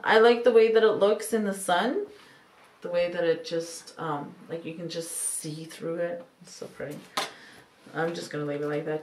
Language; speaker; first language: English; native; English